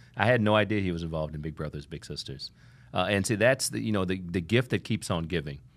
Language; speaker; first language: English; native; English